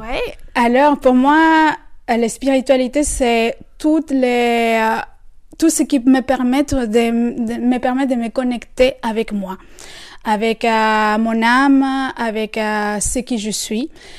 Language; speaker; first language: French; non-native, fluent; Spanish